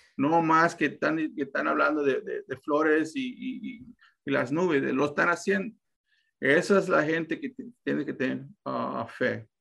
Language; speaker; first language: Spanish; early bilingual, heritage; Spanish